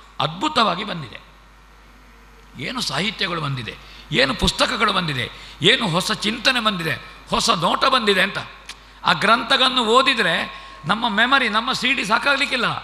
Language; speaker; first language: Kannada; native; Kannada